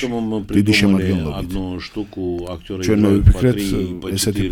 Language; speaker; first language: Russian; non-native, local second language; Georgian